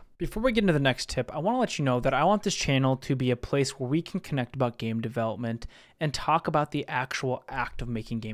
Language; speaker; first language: English; native; English